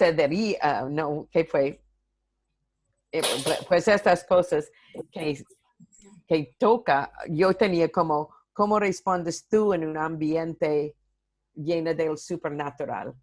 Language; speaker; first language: Spanish; non-native, fluent; English